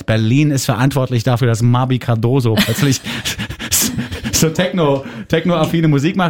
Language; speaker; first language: German; native; German